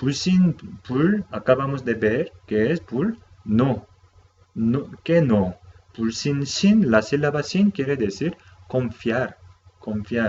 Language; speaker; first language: Spanish; non-native, fluent; Korean